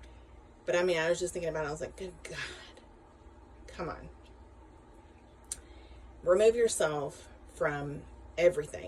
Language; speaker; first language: English; native; English